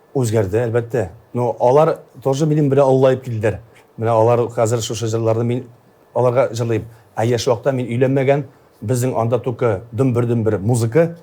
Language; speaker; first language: Tatar; native; Tatar